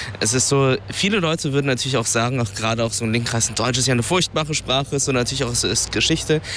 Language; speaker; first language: German; early bilingual, other home language; Vietnamese